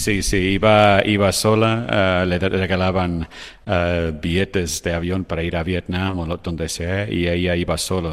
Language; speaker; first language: Spanish; non-native, fluent; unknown